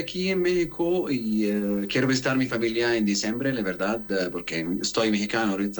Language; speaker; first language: Spanish; non-native, learner; Arabic